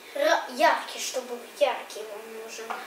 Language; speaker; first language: Russian; early bilingual, heritage; Russian